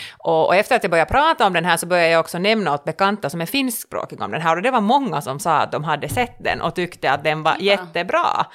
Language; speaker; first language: Swedish; native; Swedish